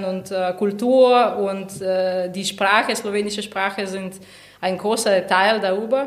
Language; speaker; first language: German; non-native, fluent; Slovenian